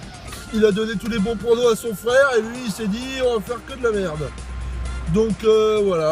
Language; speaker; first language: French; native; French